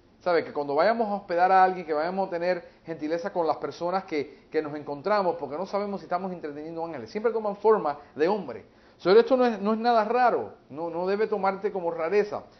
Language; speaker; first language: Spanish; early bilingual, heritage; English